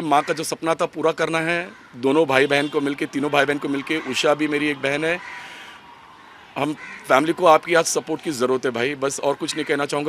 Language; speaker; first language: Hindi; native; Hindi